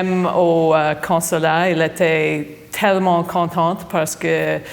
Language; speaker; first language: French; non-native, fluent; English